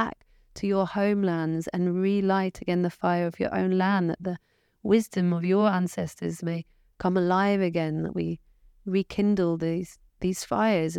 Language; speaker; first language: English; native; English